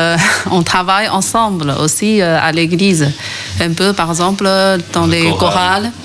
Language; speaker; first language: French; non-native, fluent; Chinese